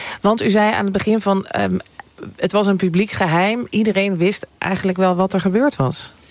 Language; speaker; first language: Dutch; native; Dutch